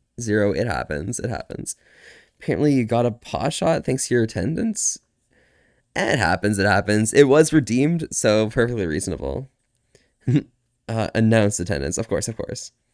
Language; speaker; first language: English; native; English